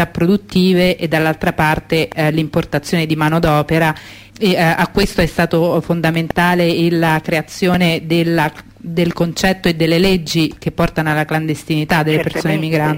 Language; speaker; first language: Italian; native; Italian